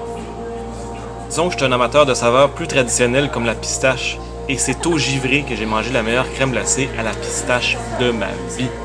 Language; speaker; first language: French; native; French